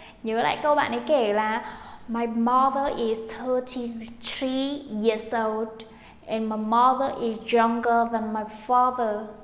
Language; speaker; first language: English; non-native, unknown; Vietnamese